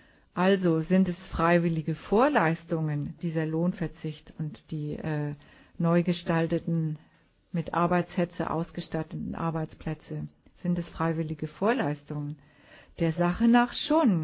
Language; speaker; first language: German; native; German